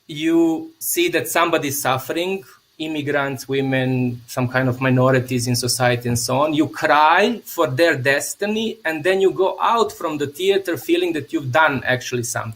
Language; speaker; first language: English; non-native, fluent; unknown